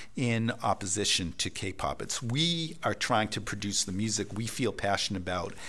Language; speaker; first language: English; native; English